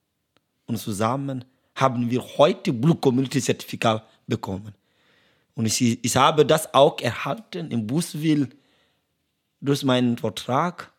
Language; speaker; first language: German; non-native, learner; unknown